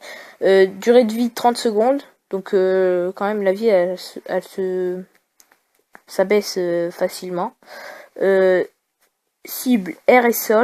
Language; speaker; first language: French; native; French